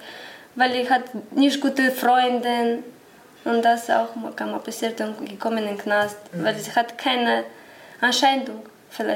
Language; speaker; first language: German; non-native, learner; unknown